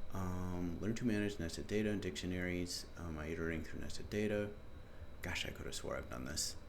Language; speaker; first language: English; native; English